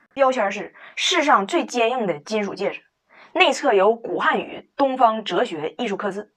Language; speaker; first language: Chinese; native; Chinese